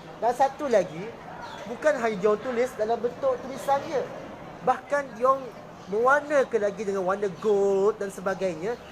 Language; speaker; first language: Malay; native; Malay